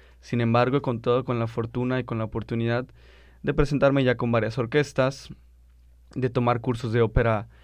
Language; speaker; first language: Spanish; native; Spanish